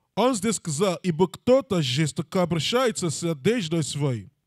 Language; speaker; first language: Russian; non-native, learner; English